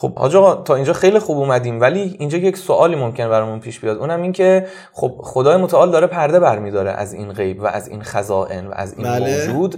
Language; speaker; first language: Persian; native; Persian